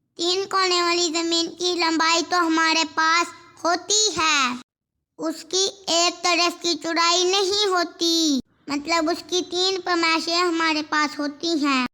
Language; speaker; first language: Urdu; non-native, local second language; Punjabi